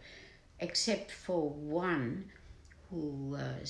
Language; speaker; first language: English; non-native, local second language; German